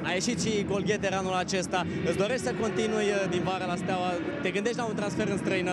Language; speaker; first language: Romanian; native; Romanian